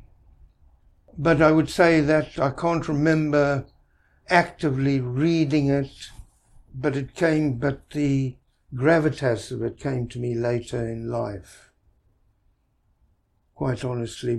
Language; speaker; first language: English; native; English